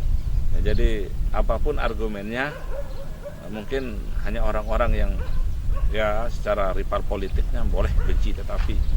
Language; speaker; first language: Indonesian; non-native, local second language; Sasak